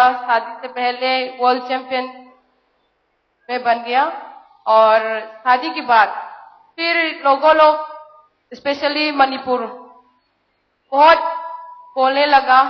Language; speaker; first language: Hindi; non-native, local second language; Manipuri